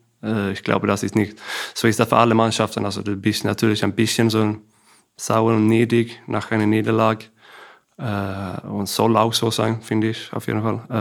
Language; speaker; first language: German; non-native, fluent; Swedish